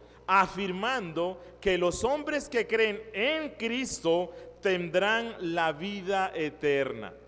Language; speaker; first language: Spanish; native; Spanish